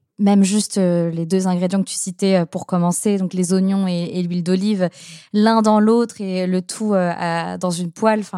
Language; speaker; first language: French; native; French